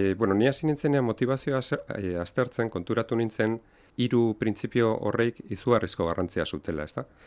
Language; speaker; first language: Basque; non-native, local second language; Spanish